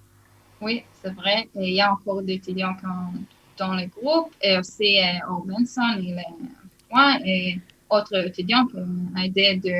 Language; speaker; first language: French; early bilingual, heritage; Hebrew